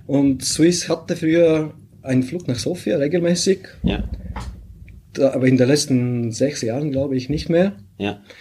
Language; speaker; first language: German; non-native, fluent; Bulgarian